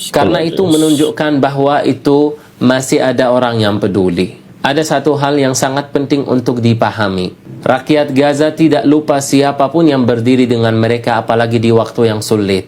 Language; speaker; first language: Indonesian; non-native, fluent; Arabic